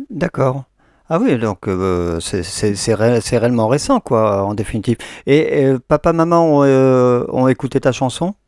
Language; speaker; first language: French; native; French